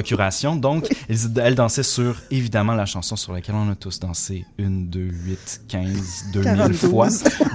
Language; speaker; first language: French; native; French